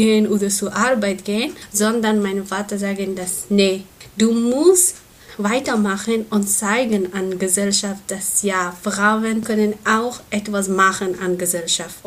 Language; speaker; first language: German; non-native, learner; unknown